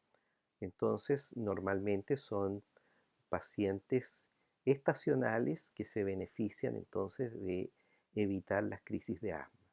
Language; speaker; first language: Spanish; native; Spanish